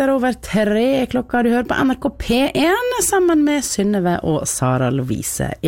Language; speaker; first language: Norwegian; native; Norwegian